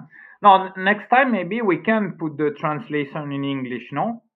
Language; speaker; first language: English; non-native, learner; Spanish